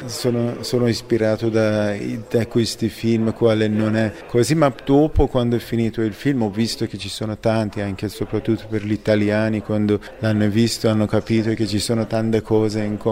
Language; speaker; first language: Italian; non-native, fluent; Persian